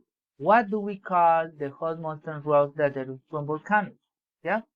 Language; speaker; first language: English; non-native, learner; Spanish